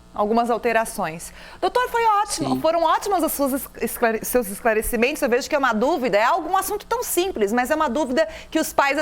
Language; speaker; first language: Portuguese; native; Portuguese